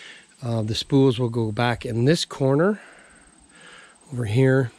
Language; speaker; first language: English; native; English